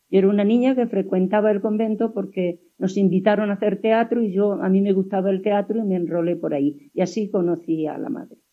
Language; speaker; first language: Spanish; native; Spanish